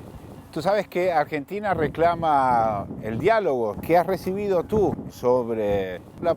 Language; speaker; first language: Spanish; native; Spanish